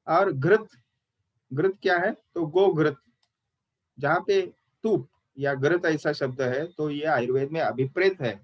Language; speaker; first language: Hindi; non-native, local second language; Marathi